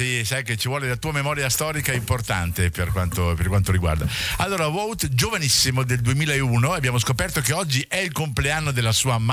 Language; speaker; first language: Italian; native; Italian